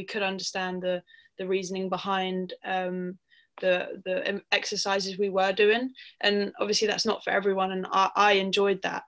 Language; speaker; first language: English; native; English